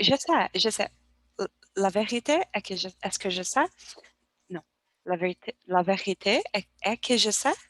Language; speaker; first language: French; non-native, learner; Portuguese